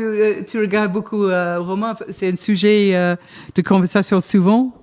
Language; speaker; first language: French; non-native, fluent; English